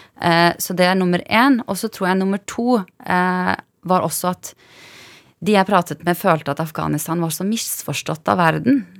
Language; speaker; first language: Norwegian; early bilingual, other home language; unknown